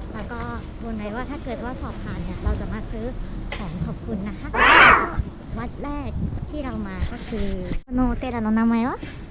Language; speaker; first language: Thai; native; Thai